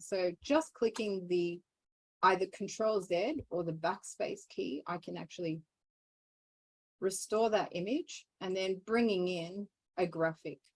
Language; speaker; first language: English; native; English